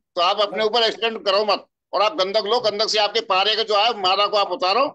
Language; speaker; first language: Hindi; native; Hindi